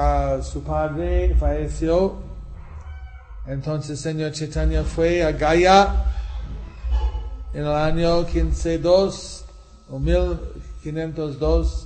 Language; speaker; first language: Spanish; non-native, fluent; English